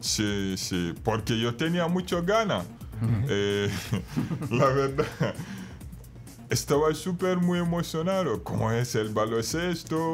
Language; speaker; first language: Spanish; non-native, fluent; Bambara